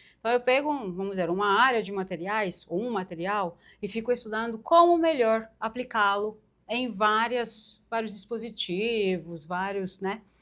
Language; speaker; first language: Portuguese; non-native, fluent; Romanian